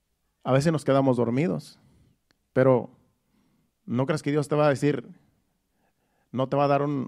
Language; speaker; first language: Spanish; native; Spanish